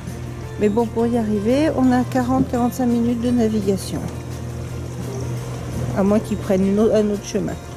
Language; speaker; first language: French; native; French